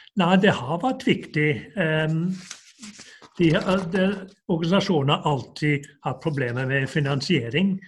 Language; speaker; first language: Norwegian; non-native, fluent; English